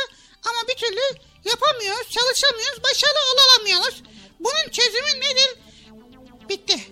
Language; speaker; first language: Turkish; native; Turkish